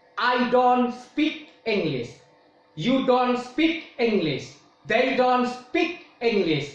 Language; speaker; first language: English; non-native, fluent; Indonesian